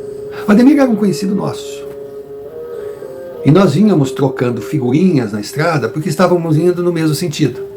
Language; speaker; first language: Portuguese; native; Portuguese